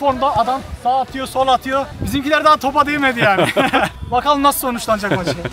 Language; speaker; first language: Turkish; native; Turkish